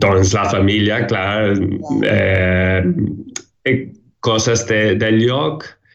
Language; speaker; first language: Catalan; non-native, learner; English